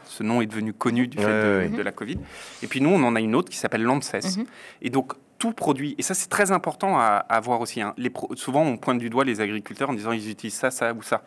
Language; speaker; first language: French; native; French